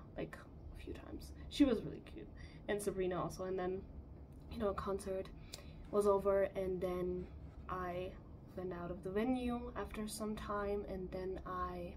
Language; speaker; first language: English; non-native, fluent; German